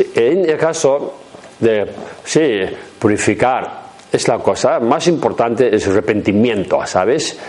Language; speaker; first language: Spanish; non-native, learner; Chinese